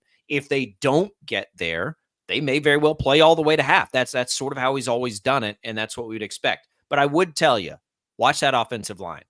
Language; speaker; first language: English; native; English